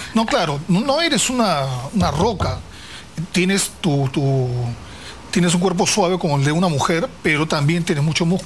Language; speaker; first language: Spanish; native; Spanish